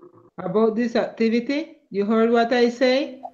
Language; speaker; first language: English; non-native, learner; Spanish